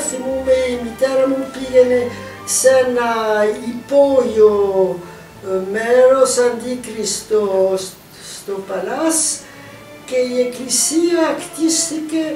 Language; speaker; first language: Greek; early bilingual, heritage; Greek